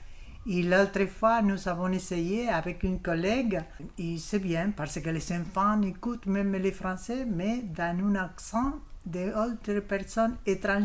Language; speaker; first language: French; non-native, learner; Spanish